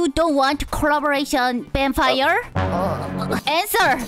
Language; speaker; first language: English; non-native, learner; Korean